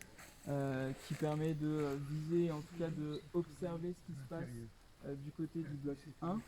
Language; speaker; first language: French; native; French